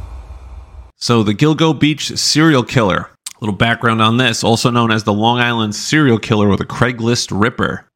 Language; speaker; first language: English; native; English